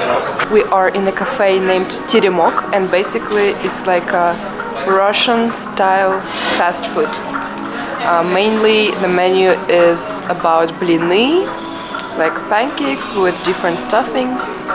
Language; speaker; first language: English; non-native, fluent; Russian